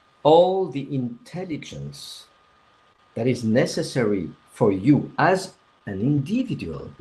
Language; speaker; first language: English; non-native, fluent; French